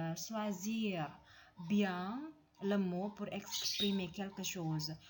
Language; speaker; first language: French; non-native, fluent; Indonesian